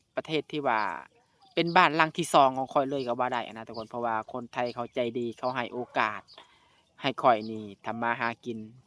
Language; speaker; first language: Lao; native; Lao